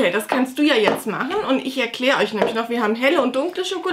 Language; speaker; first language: German; native; German